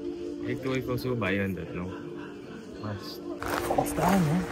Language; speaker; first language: Afrikaans; non-native, learner; Dutch